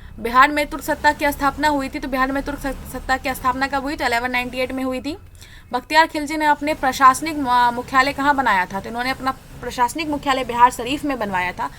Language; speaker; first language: Hindi; native; Hindi